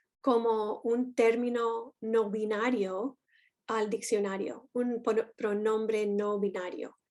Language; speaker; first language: Spanish; non-native, fluent; English